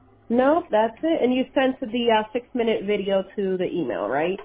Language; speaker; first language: English; early bilingual, other home language; Spanish